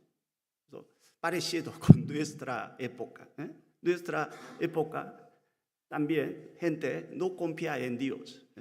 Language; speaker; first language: Spanish; non-native, learner; Korean